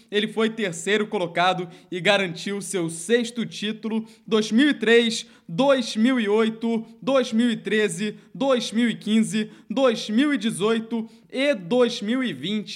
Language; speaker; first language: Portuguese; native; Portuguese